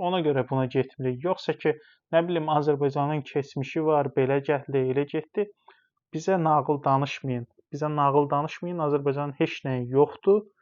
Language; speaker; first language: Azerbaijani; non-native, local second language; Talysh